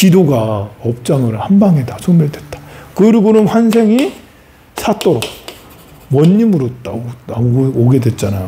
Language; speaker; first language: Korean; native; Korean